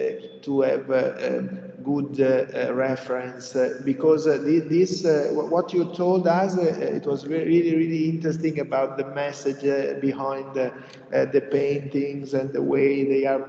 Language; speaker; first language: English; non-native, fluent; Italian